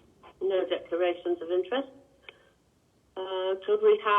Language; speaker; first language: English; native; English